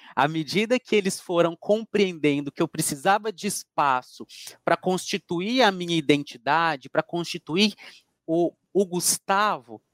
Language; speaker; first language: Portuguese; native; Portuguese